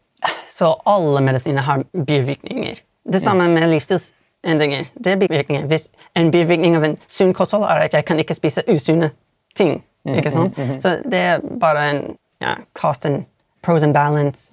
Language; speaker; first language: Swedish; non-native, fluent; English